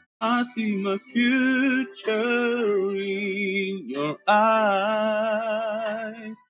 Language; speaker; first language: English; non-native, learner; Persian